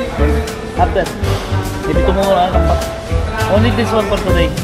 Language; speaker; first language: English; non-native, local second language; Filipino